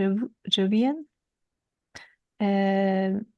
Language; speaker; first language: French; non-native, learner; Chinese